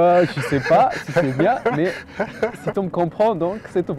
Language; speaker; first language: French; non-native, fluent; Portuguese